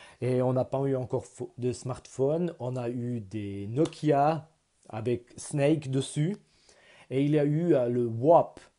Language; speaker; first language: French; non-native, local second language; German